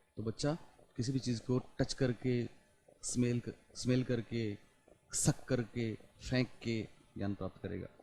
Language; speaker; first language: Hindi; native; Hindi